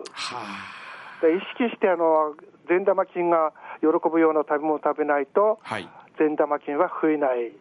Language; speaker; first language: Japanese; native; Japanese